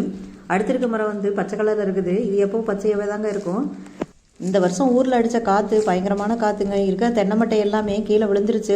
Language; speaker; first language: Tamil; native; Tamil